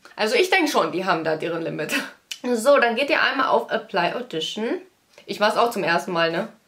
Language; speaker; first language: German; early bilingual, other home language; Vietnamese